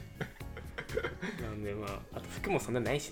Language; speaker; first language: Japanese; native; Japanese